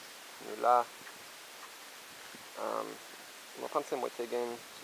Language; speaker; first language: French; non-native, learner; English